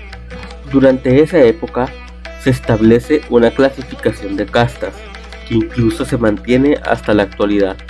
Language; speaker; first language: Spanish; native; Spanish